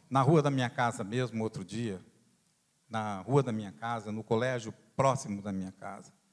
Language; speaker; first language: Portuguese; non-native, fluent; Italian